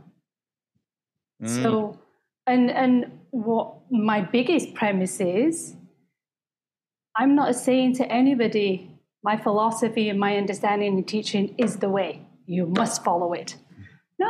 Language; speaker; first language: English; native; English